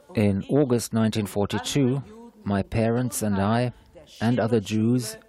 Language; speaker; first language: English; non-native, fluent; German